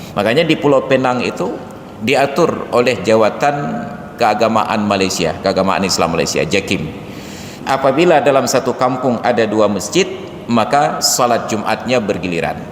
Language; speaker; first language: Malay; non-native, local second language; Achinese